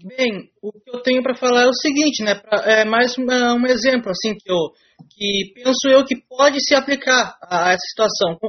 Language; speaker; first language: Portuguese; native; Portuguese